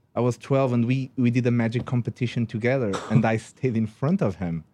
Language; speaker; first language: English; non-native, fluent; Portuguese